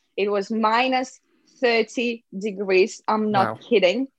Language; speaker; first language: English; non-native, fluent; Russian